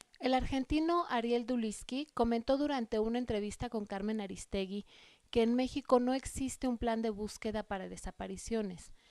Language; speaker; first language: Spanish; native; Spanish